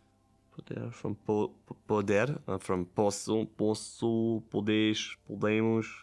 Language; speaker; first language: Portuguese; non-native, learner; French